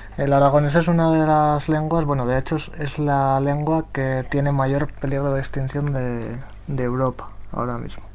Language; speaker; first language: Spanish; native; Spanish